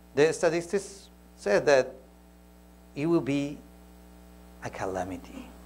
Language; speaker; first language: English; non-native, fluent; Spanish